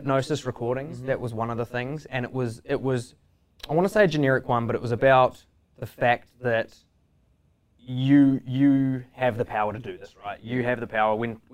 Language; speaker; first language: English; native; English